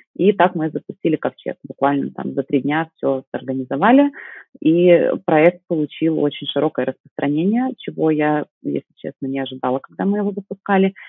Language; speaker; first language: Russian; native; Russian